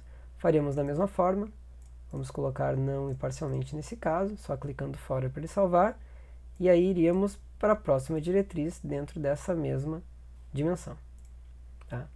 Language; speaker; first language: Portuguese; native; Portuguese